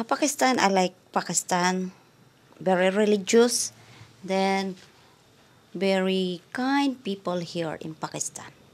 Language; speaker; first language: English; non-native, learner; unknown